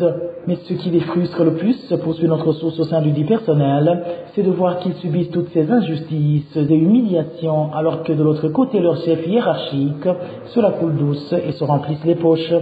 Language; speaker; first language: French; non-native, local second language; Rundi